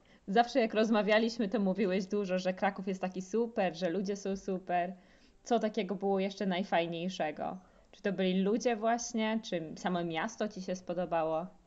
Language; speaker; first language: Polish; native; Polish